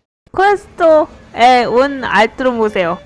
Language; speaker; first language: Italian; non-native, learner; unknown